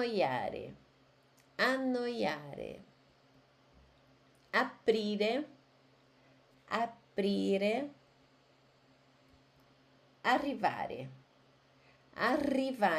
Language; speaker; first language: Italian; non-native, fluent; Portuguese